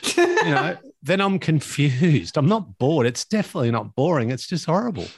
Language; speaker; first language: English; native; English